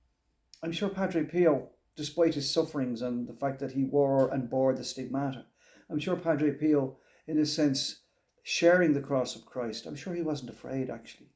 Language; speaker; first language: English; native; English